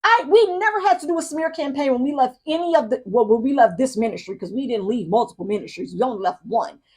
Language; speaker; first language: English; native; English